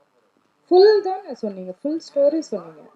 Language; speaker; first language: Tamil; non-native, local second language; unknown